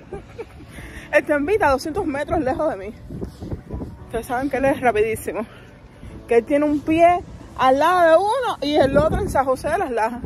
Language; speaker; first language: Spanish; native; Spanish